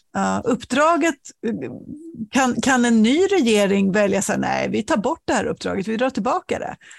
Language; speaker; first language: Swedish; native; Swedish